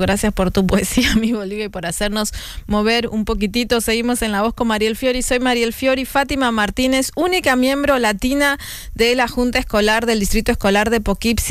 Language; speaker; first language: Spanish; native; Spanish